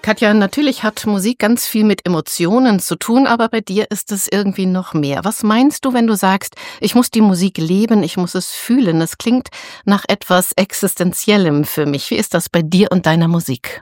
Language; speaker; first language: German; native; German